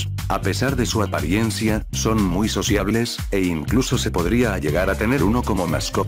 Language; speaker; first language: Spanish; native; Spanish